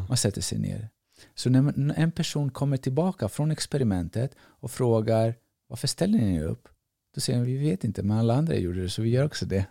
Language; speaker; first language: Swedish; early bilingual, other home language; Greek